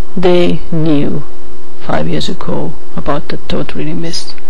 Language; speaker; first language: English; non-native, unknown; Finnish